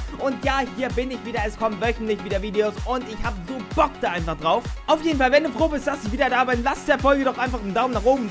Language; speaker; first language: German; native; German